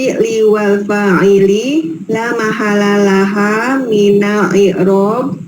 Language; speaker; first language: Arabic; non-native, learner; Indonesian